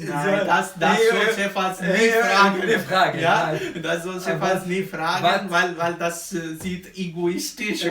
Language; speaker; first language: German; non-native, learner; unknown